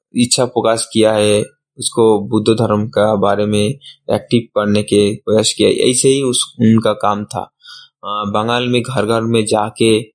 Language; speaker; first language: Hindi; non-native, local second language; Bangla